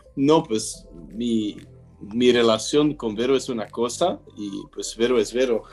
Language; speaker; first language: Spanish; non-native, fluent; French